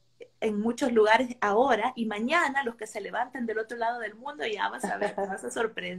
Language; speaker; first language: Spanish; native; Spanish